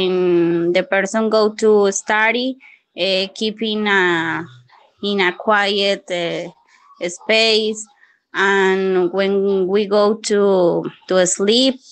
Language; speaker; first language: English; non-native, learner; Spanish